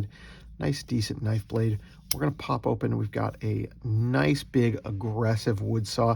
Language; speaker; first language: English; native; English